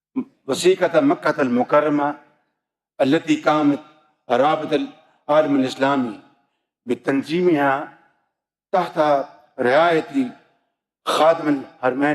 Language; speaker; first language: Arabic; non-native, fluent; Urdu